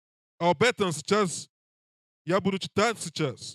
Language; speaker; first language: Russian; non-native, learner; English